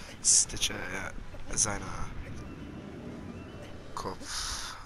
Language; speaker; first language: German; non-native, learner; English